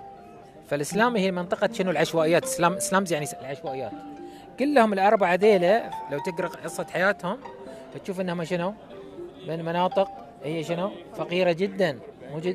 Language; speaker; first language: Arabic; native; Arabic